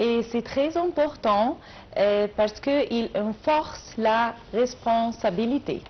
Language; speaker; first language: French; non-native, learner; Arabic